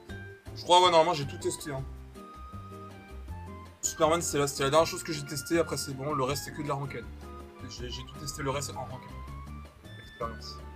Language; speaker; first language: French; native; French